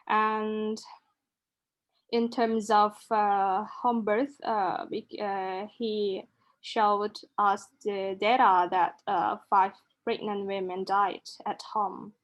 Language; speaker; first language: English; non-native, local second language; Indonesian